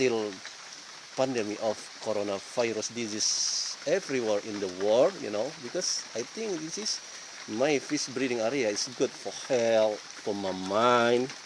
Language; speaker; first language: English; non-native, learner; Indonesian